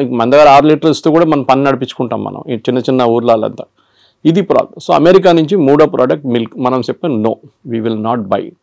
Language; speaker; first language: Telugu; non-native, local second language; Malayalam